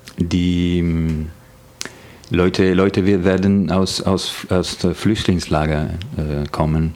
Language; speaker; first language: German; non-native, fluent; Italian